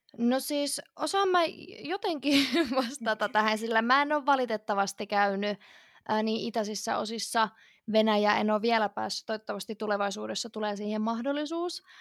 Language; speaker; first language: Finnish; early bilingual, other home language; Russian